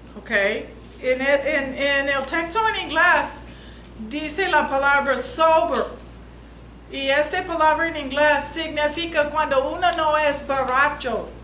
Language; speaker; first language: Spanish; non-native, learner; English